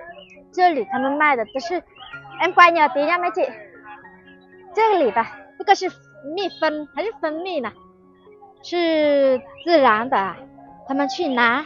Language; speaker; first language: Chinese; non-native, fluent; Vietnamese